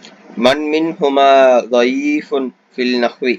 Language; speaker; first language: Arabic; non-native, learner; Tamil